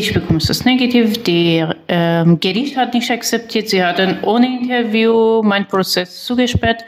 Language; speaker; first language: German; non-native, learner; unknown